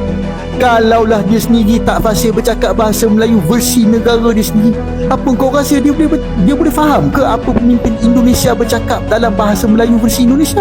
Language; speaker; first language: Malay; native; Malay